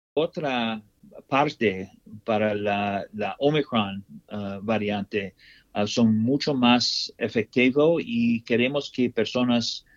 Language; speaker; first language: Spanish; non-native, learner; English